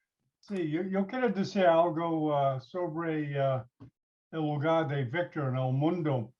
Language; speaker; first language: Spanish; non-native, learner; English